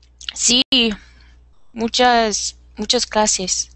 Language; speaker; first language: Spanish; non-native, learner; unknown